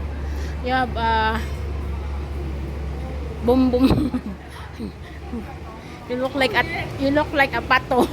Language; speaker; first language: English; non-native, local second language; Filipino